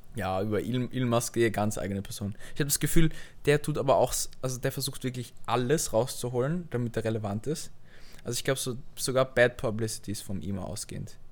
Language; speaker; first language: German; native; German